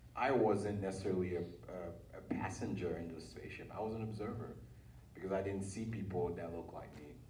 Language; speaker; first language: English; early bilingual, other home language; Haitian Creole